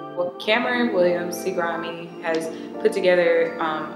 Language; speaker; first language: English; native; English